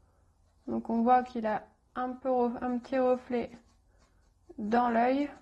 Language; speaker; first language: French; native; French